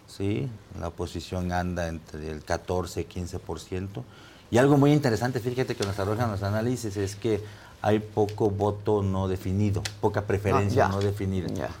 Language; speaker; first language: Spanish; native; Spanish